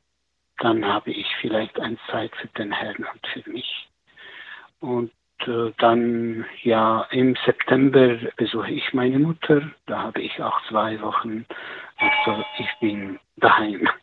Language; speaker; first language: German; non-native, learner; Arabic